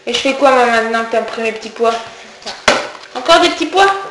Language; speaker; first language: French; native; French